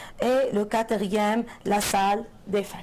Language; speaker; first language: French; non-native, fluent; Arabic